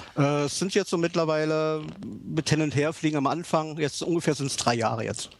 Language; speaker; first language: German; native; German